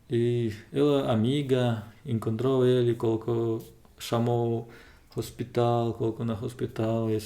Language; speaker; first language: Portuguese; non-native, learner; Russian